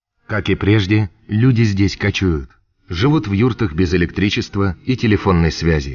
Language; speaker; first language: Russian; native; Russian